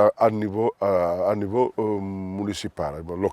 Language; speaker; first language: French; non-native, fluent; Italian